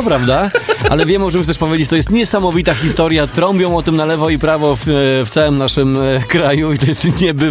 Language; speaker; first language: Polish; native; Polish